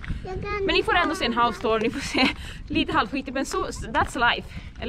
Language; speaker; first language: Swedish; native; Swedish